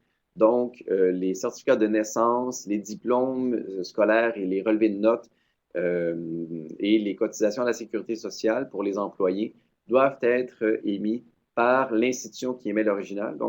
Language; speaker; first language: French; native; French